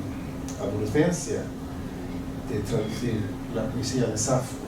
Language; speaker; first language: Spanish; non-native, fluent; Swedish